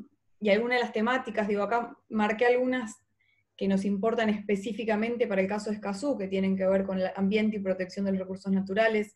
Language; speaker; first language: Spanish; native; Spanish